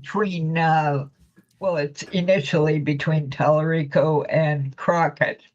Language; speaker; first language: English; native; English